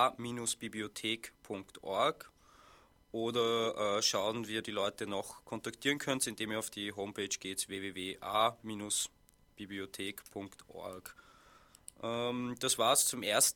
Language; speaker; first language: German; native; German